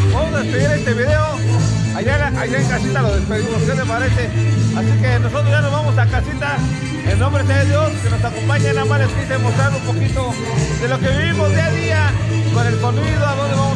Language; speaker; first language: Spanish; native; Spanish